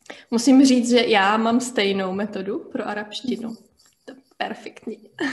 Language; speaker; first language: Czech; native; Czech